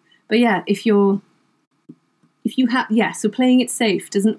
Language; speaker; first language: English; non-native, local second language; Welsh